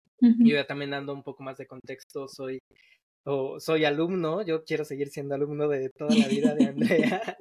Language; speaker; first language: Spanish; native; Spanish